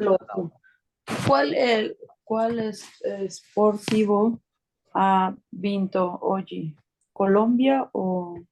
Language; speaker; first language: Italian; non-native, learner; Spanish